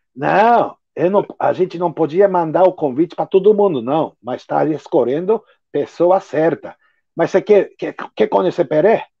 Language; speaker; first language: Portuguese; non-native, fluent; Japanese